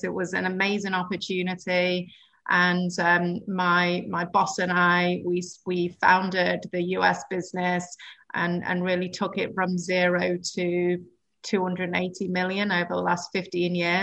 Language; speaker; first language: English; native; English